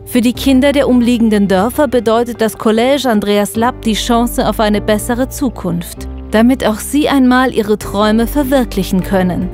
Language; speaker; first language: German; native; German